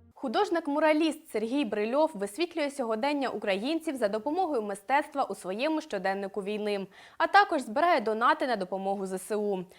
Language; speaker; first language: Ukrainian; native; Ukrainian